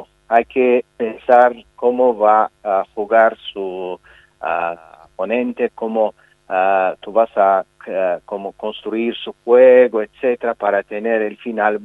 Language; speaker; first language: Spanish; non-native, fluent; Azerbaijani